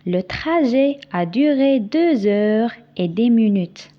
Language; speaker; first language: French; non-native, local second language; Arabic